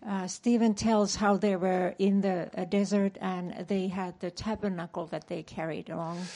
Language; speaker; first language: English; non-native, fluent; Finnish